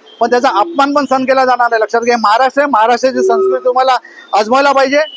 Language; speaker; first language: Marathi; native; Marathi